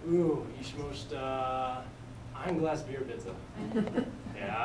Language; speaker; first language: German; non-native, learner; English